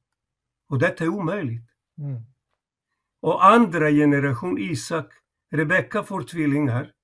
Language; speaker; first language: Swedish; non-native, fluent; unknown